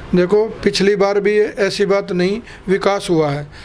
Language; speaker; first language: Hindi; native; Hindi